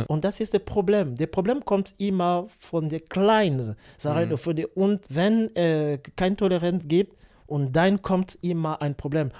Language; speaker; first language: German; non-native, learner; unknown